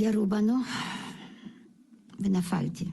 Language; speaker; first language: Hebrew; non-native, fluent; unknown